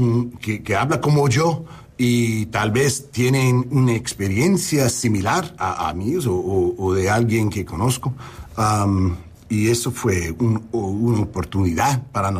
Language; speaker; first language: Spanish; non-native, learner; English